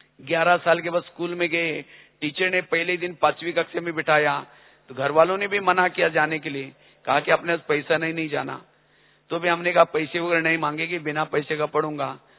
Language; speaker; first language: Hindi; non-native, local second language; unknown